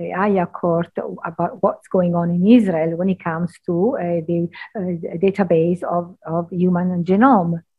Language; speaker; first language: English; non-native, fluent; Italian